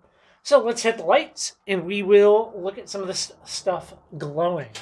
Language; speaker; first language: English; native; English